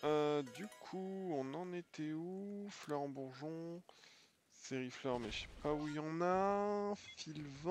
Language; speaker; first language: French; native; French